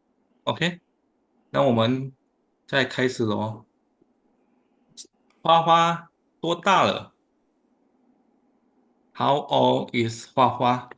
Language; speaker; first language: Chinese; non-native, fluent; Indonesian